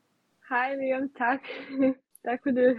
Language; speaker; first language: Danish; non-native, learner; Serbian